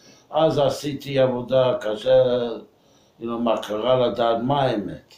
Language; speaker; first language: Hebrew; non-native, fluent; English